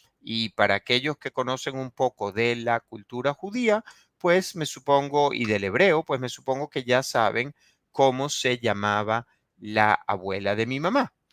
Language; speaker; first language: Spanish; native; Spanish